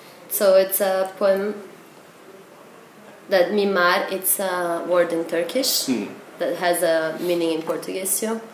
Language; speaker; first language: English; non-native, fluent; Portuguese